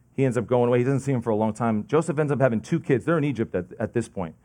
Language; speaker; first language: English; native; English